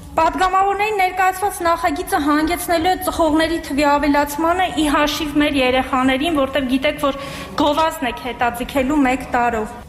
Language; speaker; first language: Armenian; native; Armenian